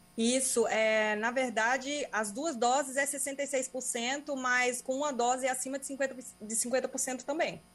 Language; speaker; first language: Portuguese; native; Portuguese